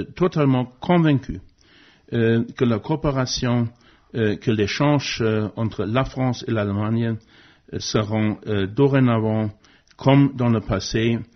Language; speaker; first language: French; non-native, fluent; German